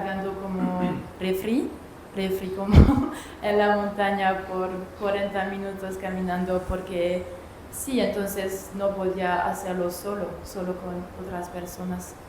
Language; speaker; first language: Spanish; non-native, learner; French